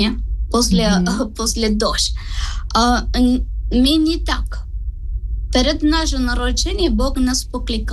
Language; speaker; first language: Ukrainian; non-native, learner; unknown